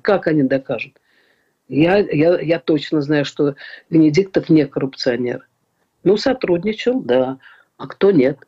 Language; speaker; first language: Russian; native; Russian